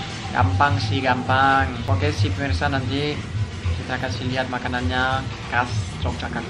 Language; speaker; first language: Indonesian; non-native, fluent; French